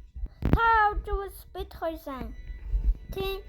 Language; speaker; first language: Mongolian; early bilingual, heritage; Mongolian